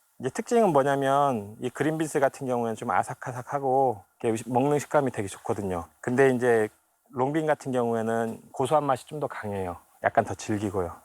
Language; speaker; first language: Korean; native; Korean